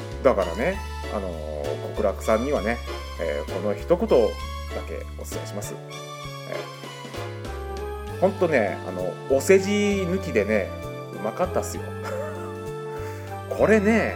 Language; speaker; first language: Japanese; native; Japanese